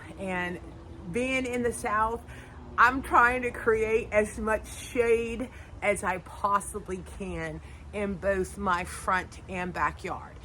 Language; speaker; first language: English; native; English